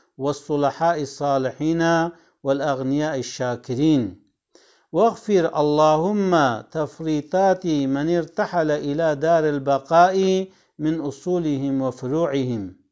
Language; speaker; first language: Arabic; non-native, fluent; Kurdish